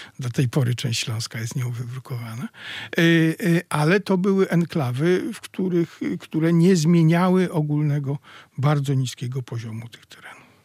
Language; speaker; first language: Polish; native; Polish